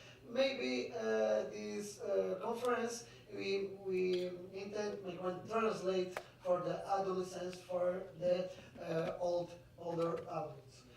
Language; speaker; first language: English; non-native, fluent; Portuguese